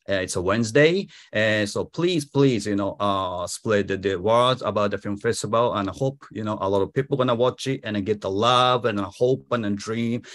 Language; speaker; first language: English; non-native, fluent; Japanese